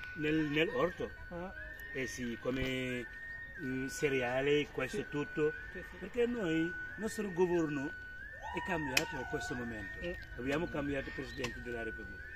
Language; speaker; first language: Italian; non-native, learner; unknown